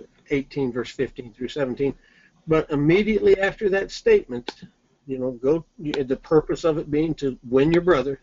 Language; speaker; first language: English; native; English